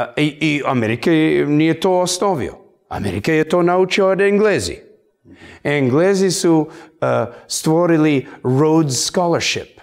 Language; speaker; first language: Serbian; early bilingual, heritage; English